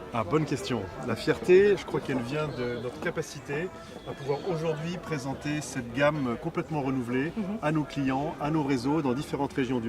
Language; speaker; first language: French; native; French